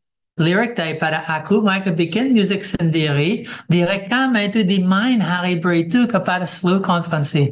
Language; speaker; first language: Indonesian; non-native, fluent; English